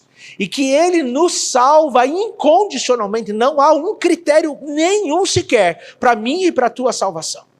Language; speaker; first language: Portuguese; native; Portuguese